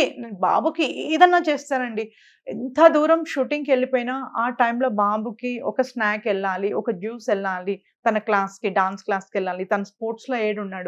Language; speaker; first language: Telugu; native; Telugu